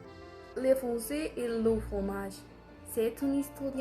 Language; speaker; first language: French; non-native, learner; Spanish